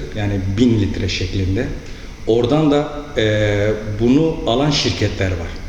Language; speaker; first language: Turkish; non-native, local second language; Kurdish